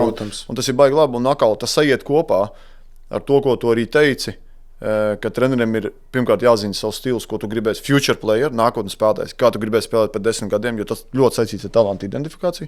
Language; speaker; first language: Latvian; native; Latvian